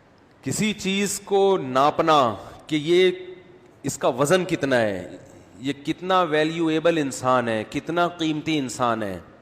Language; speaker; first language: Urdu; native; Urdu